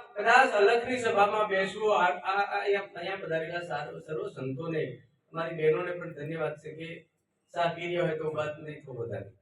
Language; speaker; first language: Gujarati; native; Gujarati